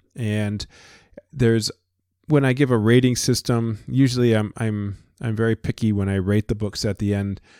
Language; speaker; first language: English; native; English